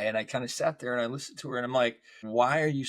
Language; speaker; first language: English; native; English